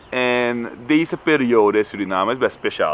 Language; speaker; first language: Dutch; native; Dutch